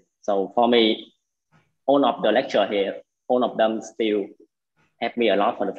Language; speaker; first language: English; non-native, learner; Vietnamese